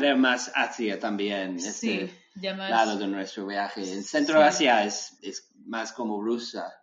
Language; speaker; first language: Spanish; non-native, learner; English